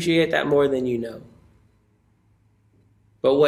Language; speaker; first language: English; native; English